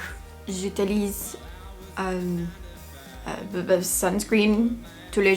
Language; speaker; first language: French; non-native, learner; English